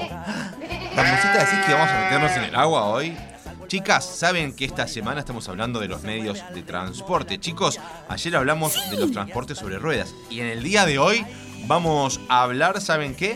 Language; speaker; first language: Spanish; native; Spanish